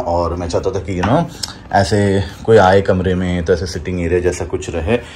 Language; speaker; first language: Hindi; native; Hindi